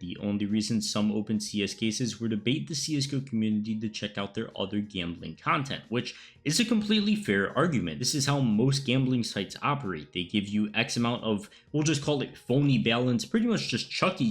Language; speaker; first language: English; native; English